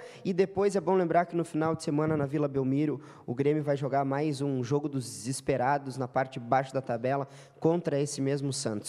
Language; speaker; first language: Portuguese; native; Portuguese